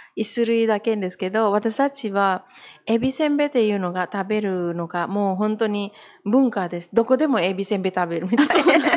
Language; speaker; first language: Japanese; non-native, fluent; Indonesian